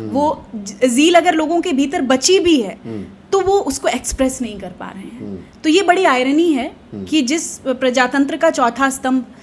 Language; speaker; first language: Hindi; native; Hindi